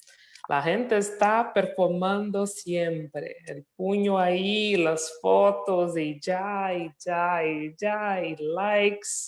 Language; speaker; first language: Spanish; non-native, fluent; Portuguese